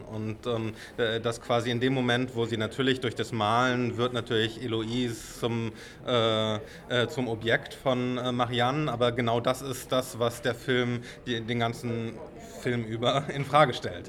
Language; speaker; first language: German; native; German